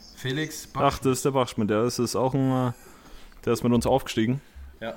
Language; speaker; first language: German; native; German